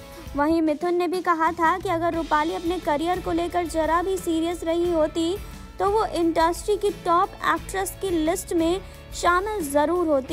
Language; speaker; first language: Hindi; native; Hindi